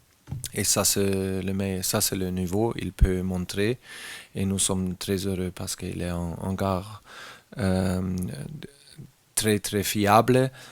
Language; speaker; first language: French; non-native, learner; German